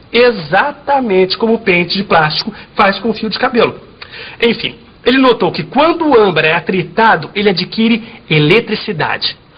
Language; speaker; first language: Portuguese; native; Portuguese